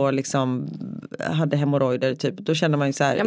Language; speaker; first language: Swedish; native; Swedish